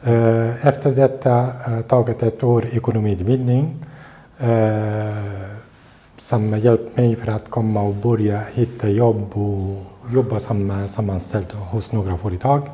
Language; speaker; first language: Swedish; non-native, fluent; Arabic